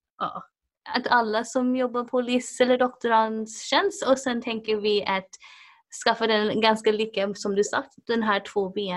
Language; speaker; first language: Swedish; non-native, fluent; English